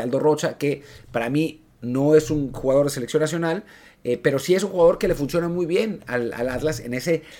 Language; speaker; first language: Spanish; native; Spanish